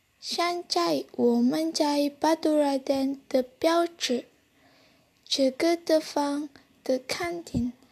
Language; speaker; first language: Chinese; non-native, learner; Indonesian